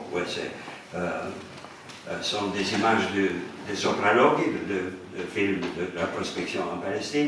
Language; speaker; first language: French; non-native, fluent; Romanian